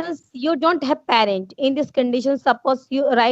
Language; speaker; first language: English; non-native, learner; Hindi